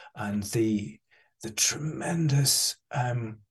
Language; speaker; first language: English; native; English